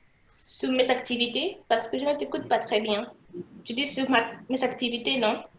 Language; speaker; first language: French; non-native, local second language; Portuguese